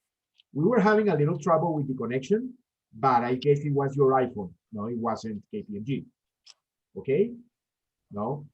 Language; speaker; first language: English; non-native, fluent; Spanish